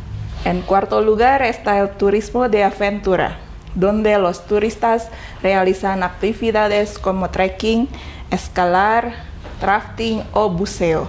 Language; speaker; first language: Spanish; non-native, fluent; Indonesian